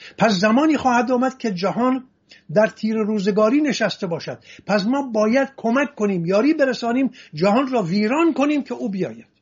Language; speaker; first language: Persian; non-native, local second language; Assyrian Neo-Aramaic